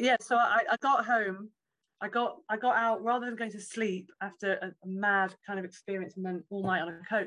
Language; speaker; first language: English; native; English